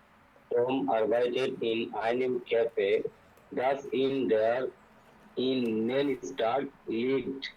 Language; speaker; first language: German; non-native, learner; Bangla